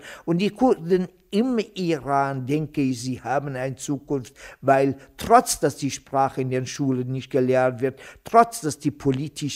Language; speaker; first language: German; non-native, fluent; Kurdish